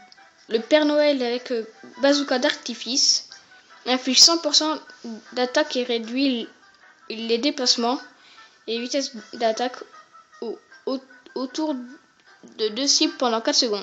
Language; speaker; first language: French; native; French